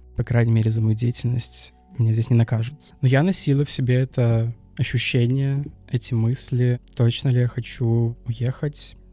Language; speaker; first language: Russian; native; Russian